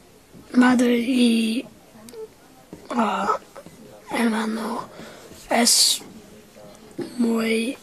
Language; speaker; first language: Spanish; non-native, learner; English